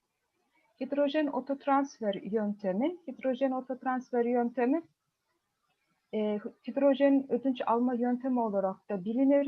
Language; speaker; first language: Turkish; non-native, fluent; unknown